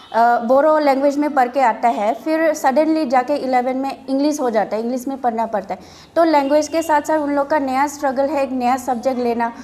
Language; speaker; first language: Hindi; non-native, local second language; Bodo